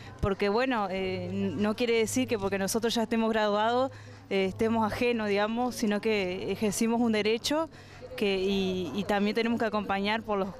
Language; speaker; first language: Spanish; native; Spanish